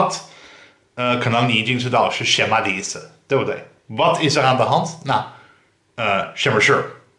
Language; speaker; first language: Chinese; non-native, fluent; Dutch